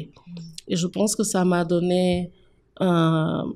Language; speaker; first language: French; non-native, local second language; Wolof